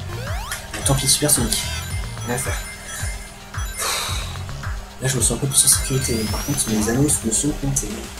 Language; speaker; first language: French; native; French